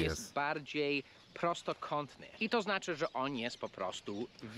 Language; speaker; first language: Polish; non-native, fluent; English